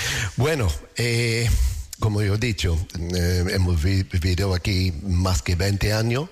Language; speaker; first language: Spanish; non-native, learner; English